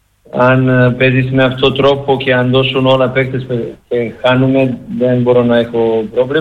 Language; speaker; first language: Greek; non-native, learner; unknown